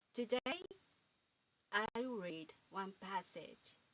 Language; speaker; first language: English; non-native, fluent; Japanese